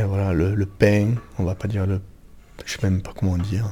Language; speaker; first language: French; native; French